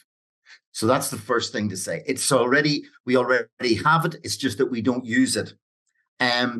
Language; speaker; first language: English; native; English